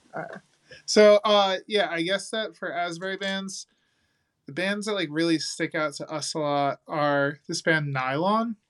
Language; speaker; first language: English; native; English